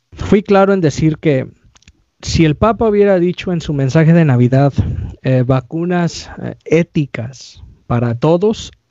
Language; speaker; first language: Spanish; native; Spanish